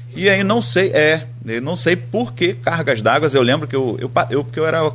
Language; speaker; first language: Portuguese; native; Portuguese